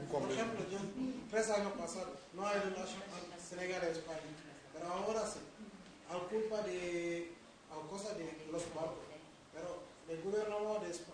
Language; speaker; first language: Spanish; non-native, learner; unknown